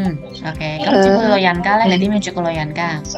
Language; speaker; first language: Cantonese; native; Cantonese